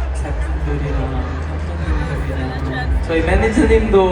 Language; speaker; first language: Korean; non-native, fluent; Filipino